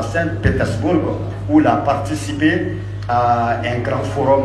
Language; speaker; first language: French; native; French